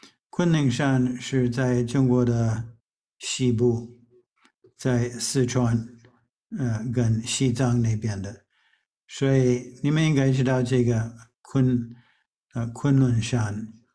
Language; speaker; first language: Chinese; non-native, fluent; English